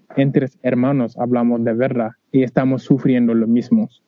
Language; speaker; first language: Spanish; non-native, fluent; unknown